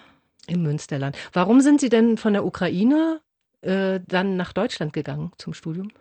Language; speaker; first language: German; native; German